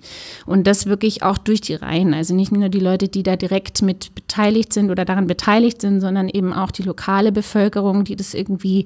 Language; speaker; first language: German; native; German